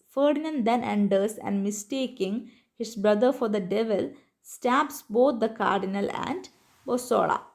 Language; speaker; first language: English; non-native, local second language; Malayalam